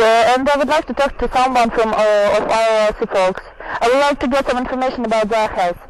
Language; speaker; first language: English; non-native, learner; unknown